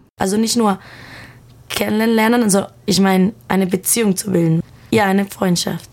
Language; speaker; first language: German; non-native, learner; Spanish